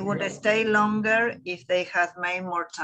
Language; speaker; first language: English; non-native, learner; Spanish